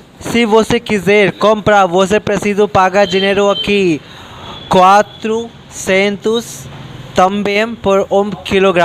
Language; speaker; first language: Portuguese; non-native, learner; Hindi